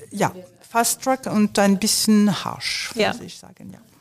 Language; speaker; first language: German; non-native, fluent; French